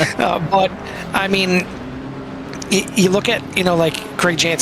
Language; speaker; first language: English; native; English